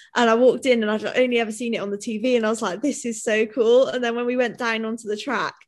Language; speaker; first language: English; native; English